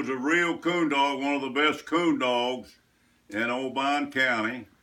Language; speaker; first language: English; native; English